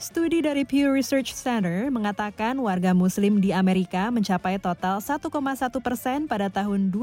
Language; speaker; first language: Indonesian; native; Indonesian